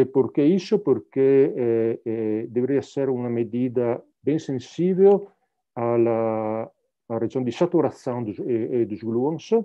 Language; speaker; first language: Portuguese; non-native, fluent; Italian